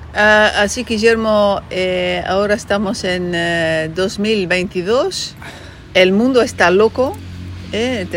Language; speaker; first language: Spanish; non-native, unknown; Dutch